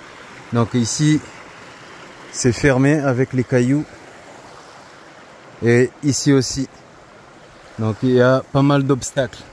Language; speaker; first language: French; non-native, local second language; Comorian